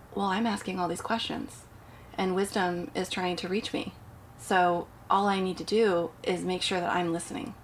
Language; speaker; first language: English; native; English